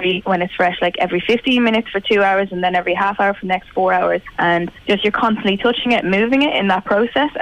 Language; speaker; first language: English; native; English